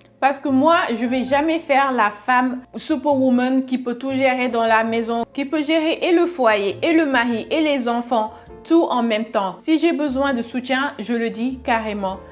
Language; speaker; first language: French; non-native, local second language; Wolof